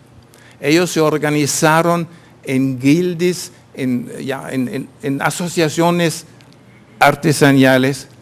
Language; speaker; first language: Spanish; non-native, fluent; German